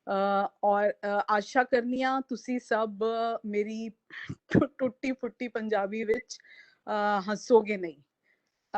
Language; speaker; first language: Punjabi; non-native, local second language; Hindi